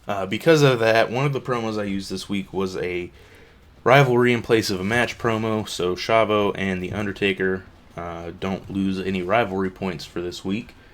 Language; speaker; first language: English; native; English